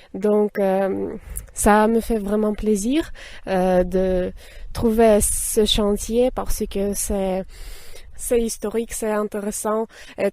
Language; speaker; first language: French; non-native, fluent; Russian